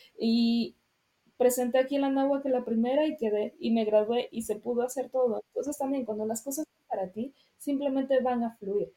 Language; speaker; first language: Spanish; native; Spanish